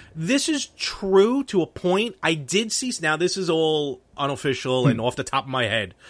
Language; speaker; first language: English; native; English